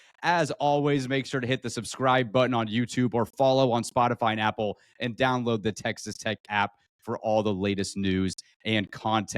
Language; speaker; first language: English; native; English